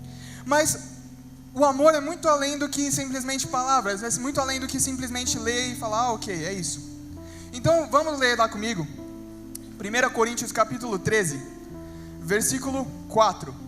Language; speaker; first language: Portuguese; native; Portuguese